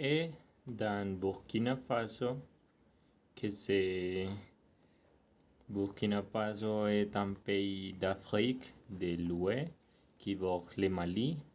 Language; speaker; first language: French; non-native, learner; Spanish